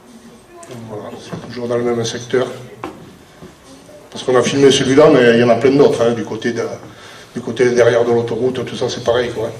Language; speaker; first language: French; native; French